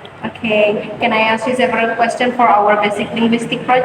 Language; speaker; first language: English; non-native, learner; Indonesian